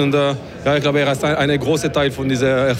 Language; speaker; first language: German; non-native, fluent; French